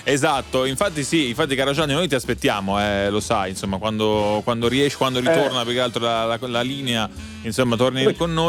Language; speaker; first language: Italian; native; Italian